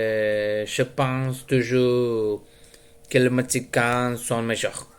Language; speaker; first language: French; non-native, learner; Spanish